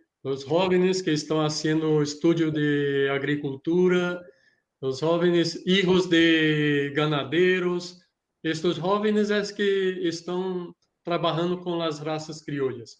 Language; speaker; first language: Spanish; non-native, learner; Portuguese